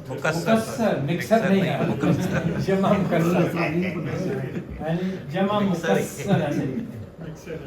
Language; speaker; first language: Urdu; native; Urdu